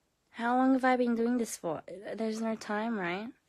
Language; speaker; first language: English; early bilingual, other home language; Korean